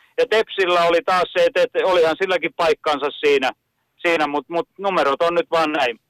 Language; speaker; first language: Finnish; native; Finnish